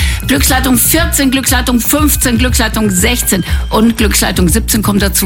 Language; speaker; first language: German; native; German